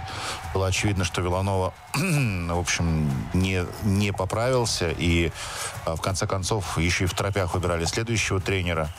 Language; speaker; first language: Russian; native; Russian